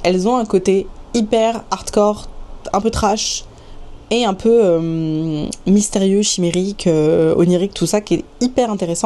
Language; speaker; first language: French; native; French